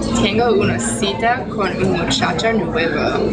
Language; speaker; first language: Spanish; non-native, learner; English